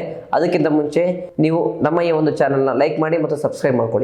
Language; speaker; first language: Kannada; native; Kannada